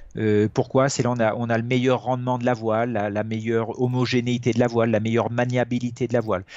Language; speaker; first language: French; native; French